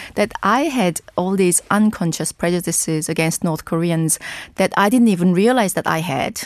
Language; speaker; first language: English; non-native, fluent; Korean